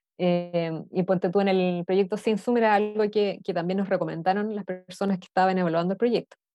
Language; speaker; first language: Spanish; native; Spanish